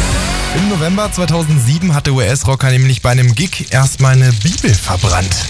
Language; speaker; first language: German; native; German